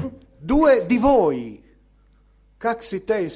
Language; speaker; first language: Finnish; non-native, learner; Italian